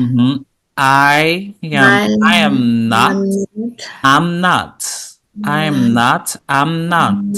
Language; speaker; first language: English; non-native, fluent; Haitian Creole